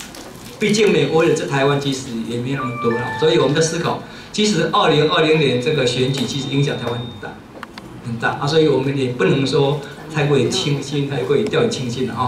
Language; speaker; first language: Chinese; non-native, local second language; Min Nan Chinese